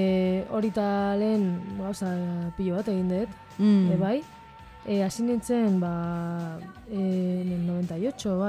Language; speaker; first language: Basque; non-native, local second language; Spanish